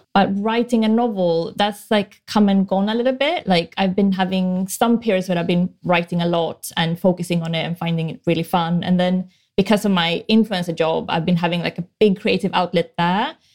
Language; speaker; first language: English; non-native, fluent; Swedish